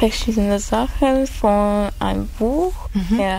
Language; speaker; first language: German; non-native, learner; Armenian